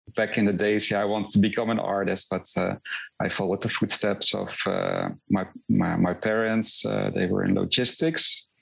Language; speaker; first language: English; non-native, fluent; Dutch